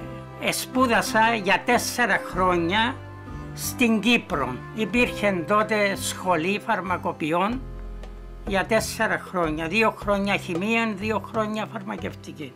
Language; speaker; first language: Greek; native; Greek